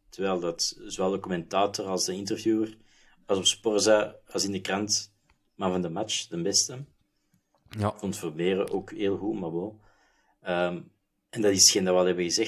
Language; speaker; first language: Dutch; native; Dutch